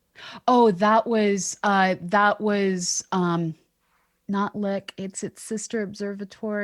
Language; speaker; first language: English; native; English